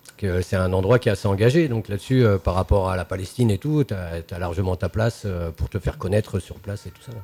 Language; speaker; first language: French; native; French